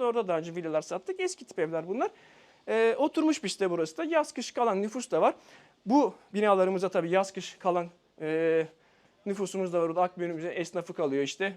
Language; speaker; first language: Turkish; native; Turkish